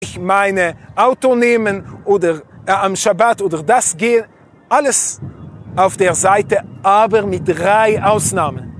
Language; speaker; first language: German; non-native, fluent; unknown